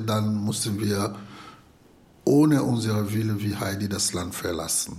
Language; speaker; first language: German; non-native, fluent; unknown